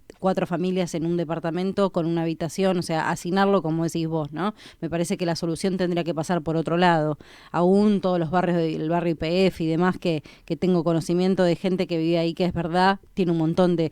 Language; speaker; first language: Spanish; native; Spanish